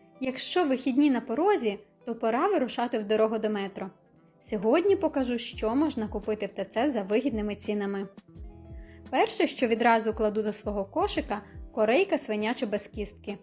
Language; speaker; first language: Ukrainian; native; Ukrainian